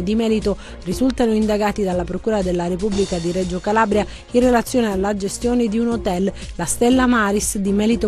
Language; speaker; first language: Italian; native; Italian